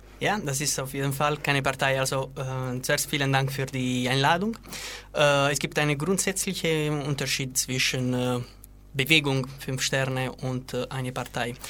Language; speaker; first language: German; non-native, learner; Italian